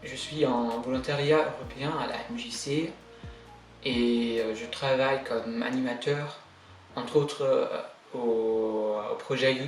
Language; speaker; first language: French; non-native, fluent; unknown